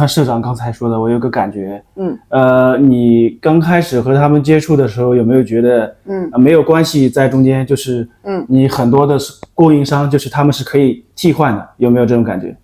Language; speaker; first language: Chinese; native; Chinese